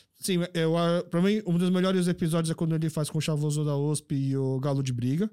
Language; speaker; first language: Portuguese; early bilingual, other home language; Korean